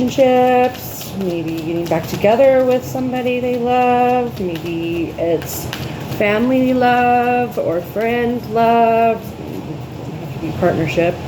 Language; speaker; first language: English; native; English